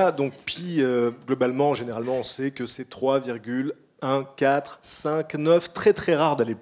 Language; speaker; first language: French; native; French